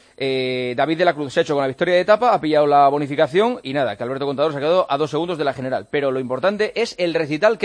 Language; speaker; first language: Spanish; native; Spanish